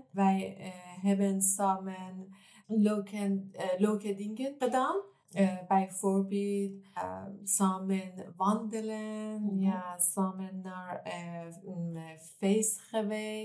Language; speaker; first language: Dutch; non-native, learner; Persian